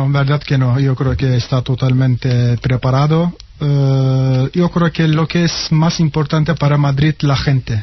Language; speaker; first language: Spanish; non-native, fluent; Turkish